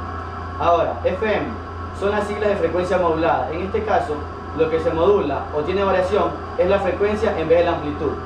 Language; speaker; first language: Spanish; native; Spanish